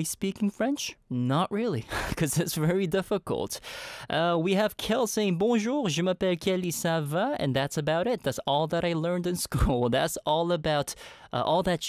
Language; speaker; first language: English; early bilingual, other home language; Korean